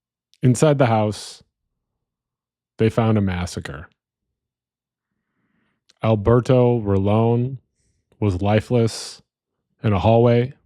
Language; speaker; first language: English; native; English